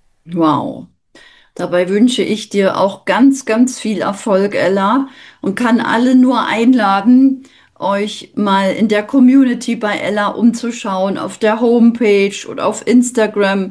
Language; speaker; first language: German; native; German